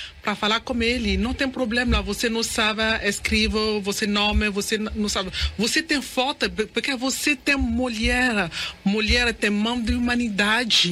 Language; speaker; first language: Portuguese; non-native, learner; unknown